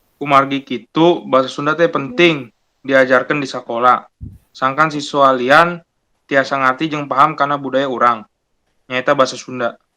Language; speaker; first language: Sundanese; non-native, local second language; Indonesian